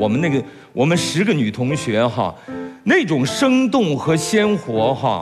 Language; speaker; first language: Chinese; native; Chinese